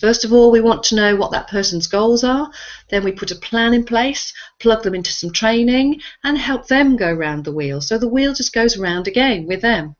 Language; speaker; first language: English; native; English